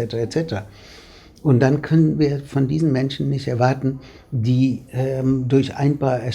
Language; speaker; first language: German; non-native, fluent; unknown